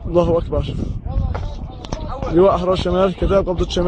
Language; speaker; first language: Arabic; native; Arabic